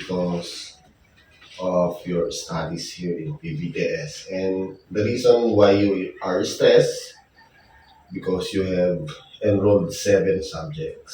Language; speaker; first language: English; non-native, local second language; Filipino